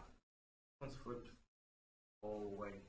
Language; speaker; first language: English; native; English